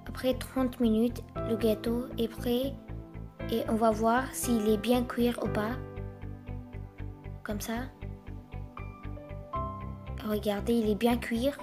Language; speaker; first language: French; non-native, fluent; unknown